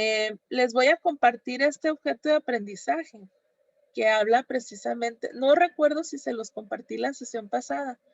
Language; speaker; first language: Spanish; native; Spanish